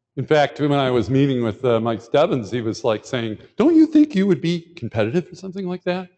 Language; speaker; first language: English; native; English